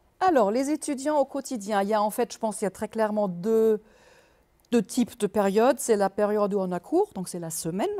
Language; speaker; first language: French; native; French